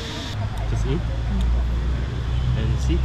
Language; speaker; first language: English; non-native, learner; Korean